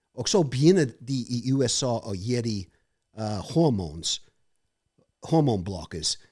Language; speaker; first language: Norwegian; non-native, fluent; English